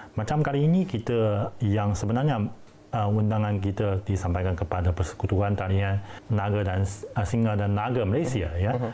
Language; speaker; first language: Malay; non-native, fluent; Chinese